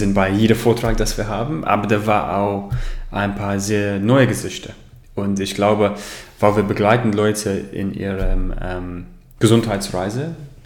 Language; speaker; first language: German; non-native, learner; English